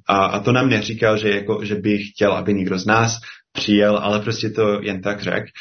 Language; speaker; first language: Czech; non-native, fluent; English